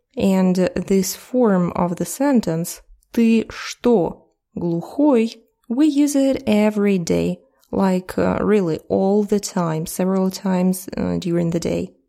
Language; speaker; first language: English; non-native, fluent; Russian